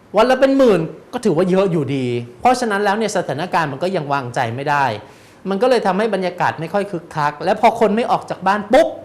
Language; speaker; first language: Thai; native; Thai